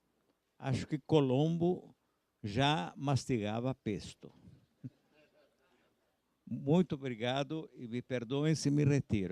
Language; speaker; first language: Portuguese; non-native, fluent; Italian